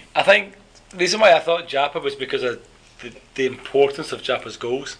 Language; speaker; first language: English; native; English